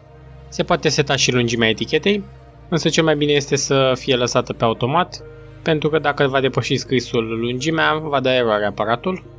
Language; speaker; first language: Romanian; native; Romanian